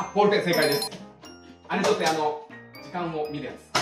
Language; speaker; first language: Japanese; native; Japanese